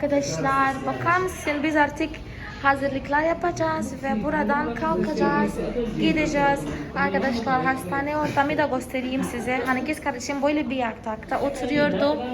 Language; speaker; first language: Turkish; non-native, fluent; Portuguese